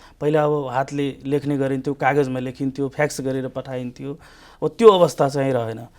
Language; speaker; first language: Nepali; non-native, local second language; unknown